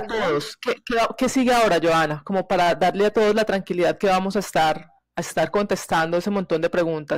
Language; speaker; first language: Spanish; native; Spanish